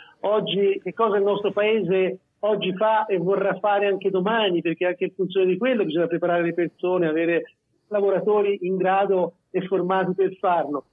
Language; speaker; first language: Italian; native; Italian